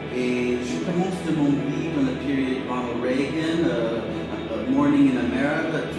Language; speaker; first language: French; non-native, learner; English